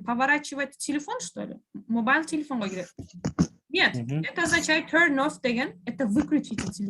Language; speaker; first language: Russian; non-native, local second language; Kyrgyz